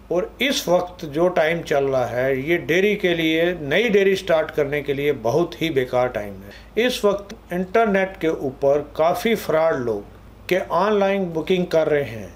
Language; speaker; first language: Hindi; non-native, local second language; Punjabi